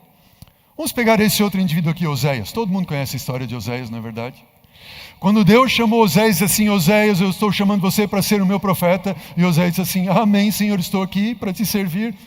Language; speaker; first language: Portuguese; native; Portuguese